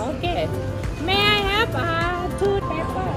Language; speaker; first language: English; non-native, learner; Thai